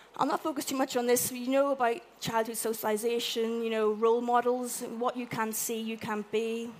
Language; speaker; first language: English; native; English